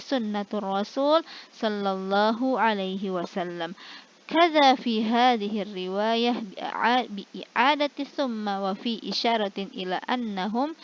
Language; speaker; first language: Arabic; non-native, fluent; Indonesian